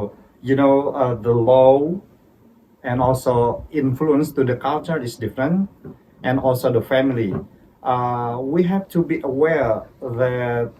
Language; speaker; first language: English; non-native, fluent; Indonesian